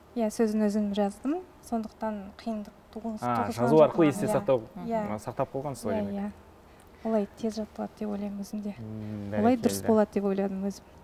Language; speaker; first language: Kazakh; non-native, local second language; Russian